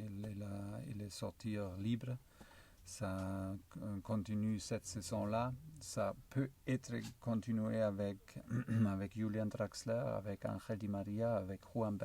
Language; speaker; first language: French; non-native, learner; German